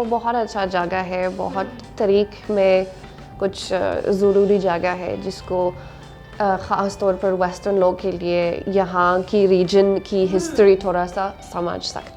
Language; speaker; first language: Hindi; non-native, learner; English